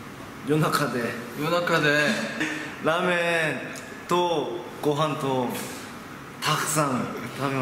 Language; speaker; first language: Japanese; non-native, learner; Korean